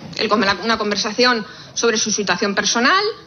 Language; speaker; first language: Spanish; native; Spanish